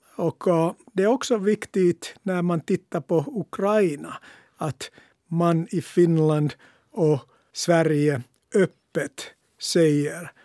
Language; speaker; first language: Swedish; non-native, local second language; Finnish